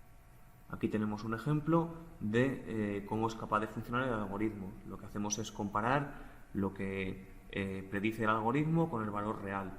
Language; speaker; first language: Spanish; native; Spanish